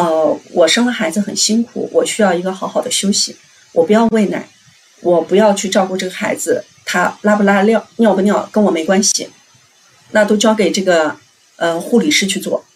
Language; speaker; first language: Chinese; native; Chinese